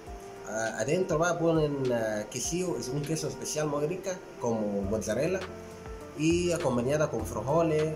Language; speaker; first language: Spanish; non-native, fluent; Arabic